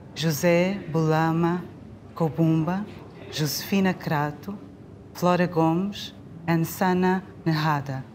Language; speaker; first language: English; non-native, fluent; Portuguese